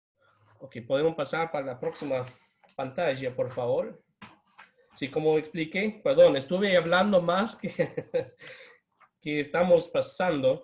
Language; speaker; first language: Spanish; non-native, fluent; English